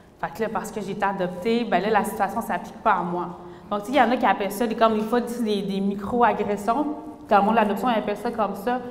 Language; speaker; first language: French; early bilingual, other home language; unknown